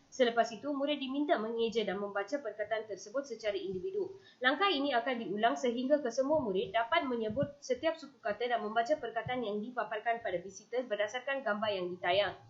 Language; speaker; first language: Malay; non-native, local second language; Tamil